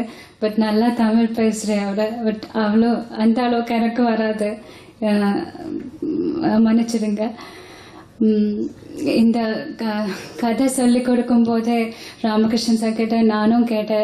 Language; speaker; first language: Tamil; non-native, local second language; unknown